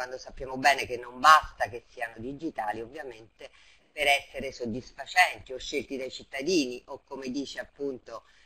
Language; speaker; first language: Italian; native; Italian